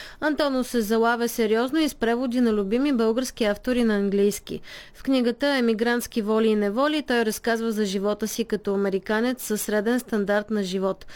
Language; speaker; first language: Bulgarian; native; Bulgarian